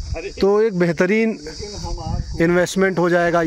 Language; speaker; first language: Hindi; native; Hindi